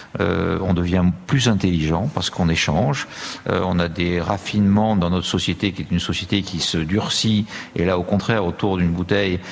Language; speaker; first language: French; native; French